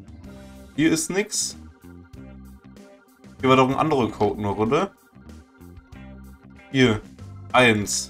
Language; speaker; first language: German; native; German